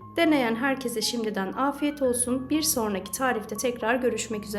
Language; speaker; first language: Turkish; native; Turkish